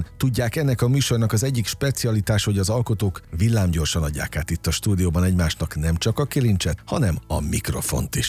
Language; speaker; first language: Hungarian; native; Hungarian